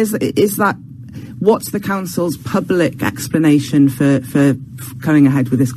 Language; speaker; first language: English; native; English